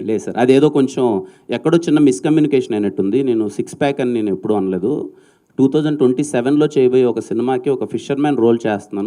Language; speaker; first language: Telugu; native; Telugu